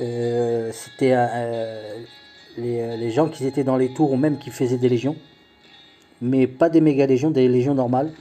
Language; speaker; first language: French; native; French